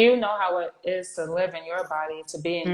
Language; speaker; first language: English; native; English